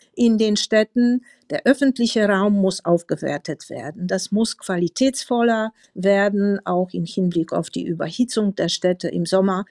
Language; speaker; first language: German; non-native, fluent; Polish